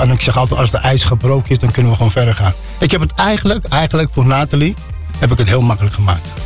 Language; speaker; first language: Dutch; early bilingual, other home language; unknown